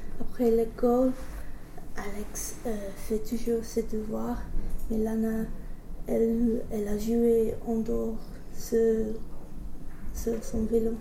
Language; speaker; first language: French; non-native, learner; English